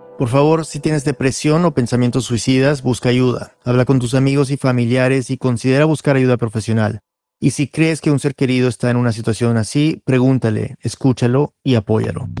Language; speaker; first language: Spanish; early bilingual, heritage; Spanish